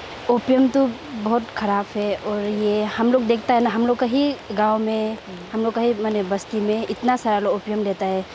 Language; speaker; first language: Hindi; non-native, local second language; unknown